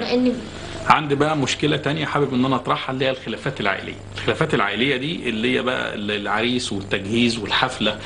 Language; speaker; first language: Arabic; native; Arabic